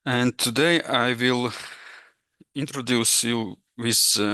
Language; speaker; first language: English; non-native, fluent; Latvian